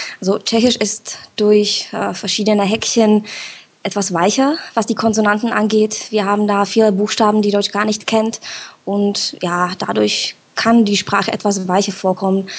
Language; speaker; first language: German; non-native, fluent; Czech